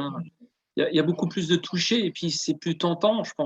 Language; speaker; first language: French; native; French